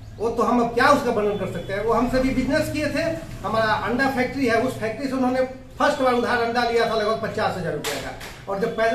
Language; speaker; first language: Hindi; native; Hindi